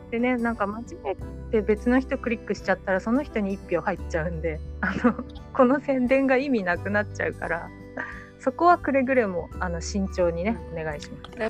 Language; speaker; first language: Japanese; native; Japanese